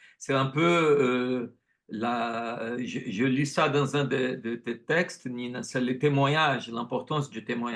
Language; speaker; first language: French; non-native, fluent; Portuguese